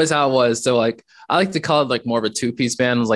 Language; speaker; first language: English; native; English